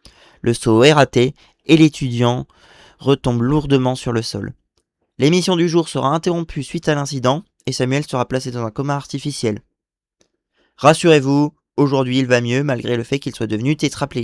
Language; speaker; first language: French; native; French